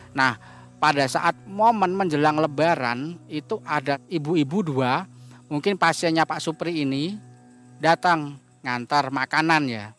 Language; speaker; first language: Indonesian; native; Indonesian